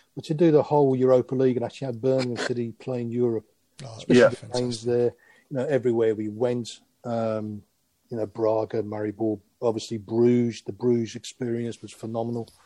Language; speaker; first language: English; native; English